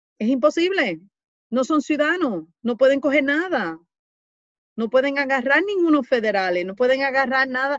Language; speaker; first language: Spanish; early bilingual, heritage; Spanish